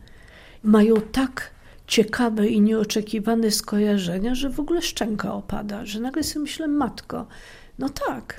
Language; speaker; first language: Polish; native; Polish